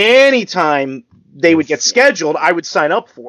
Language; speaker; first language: English; native; English